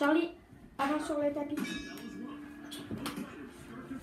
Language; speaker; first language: French; native; French